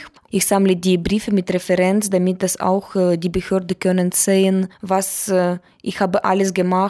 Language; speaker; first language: German; non-native, learner; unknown